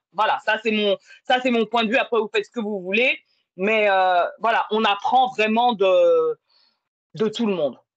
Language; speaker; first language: French; native; French